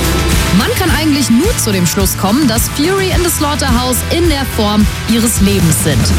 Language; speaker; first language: German; native; German